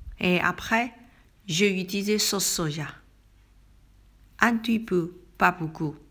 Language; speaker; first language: French; non-native, learner; Chinese